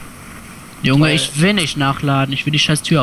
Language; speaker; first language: German; native; German